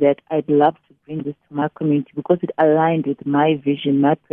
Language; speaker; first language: English; non-native, local second language; Xhosa